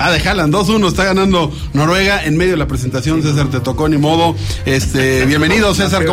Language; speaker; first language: Spanish; native; Spanish